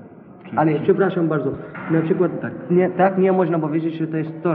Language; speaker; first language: Polish; non-native, fluent; Arabic